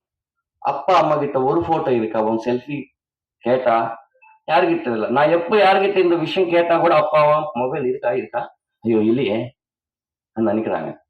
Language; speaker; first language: Tamil; non-native, learner; Telugu